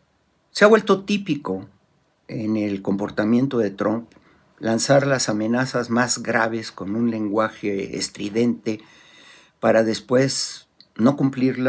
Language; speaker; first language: Spanish; native; Spanish